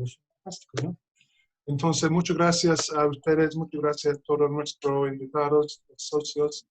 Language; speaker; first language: Spanish; non-native, fluent; English